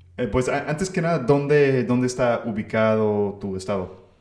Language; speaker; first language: Spanish; non-native, fluent; English